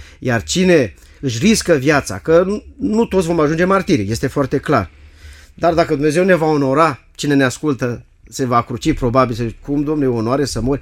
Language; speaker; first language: Romanian; native; Romanian